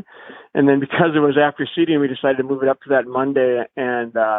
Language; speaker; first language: English; native; English